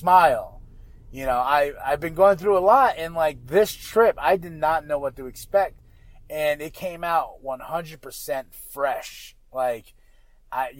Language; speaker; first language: English; native; English